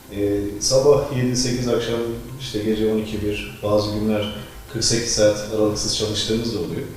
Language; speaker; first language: Turkish; native; Turkish